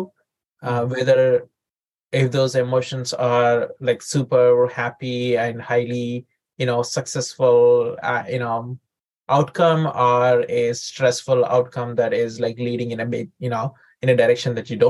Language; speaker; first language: English; non-native, local second language; Telugu